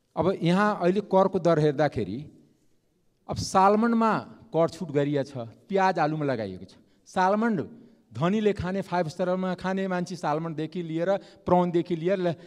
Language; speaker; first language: Nepali; non-native, local second language; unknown